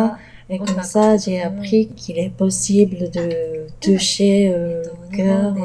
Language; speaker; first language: French; non-native, fluent; Japanese